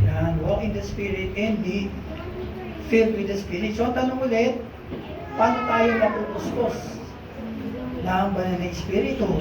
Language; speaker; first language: Filipino; native; Filipino